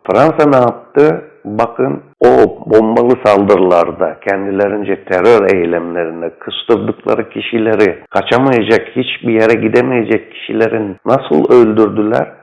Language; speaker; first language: Turkish; native; Turkish